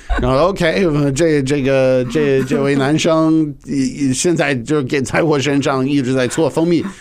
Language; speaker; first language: Chinese; non-native, fluent; English